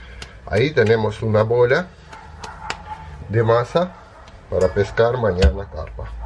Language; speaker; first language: Spanish; non-native, fluent; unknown